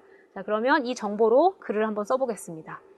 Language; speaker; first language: Korean; native; Korean